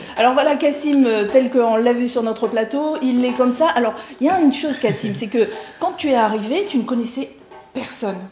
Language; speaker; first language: French; native; French